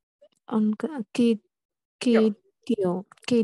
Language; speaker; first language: Finnish; non-native, learner; Tamil